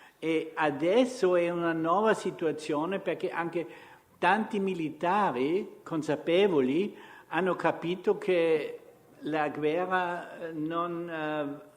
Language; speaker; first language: Italian; non-native, fluent; German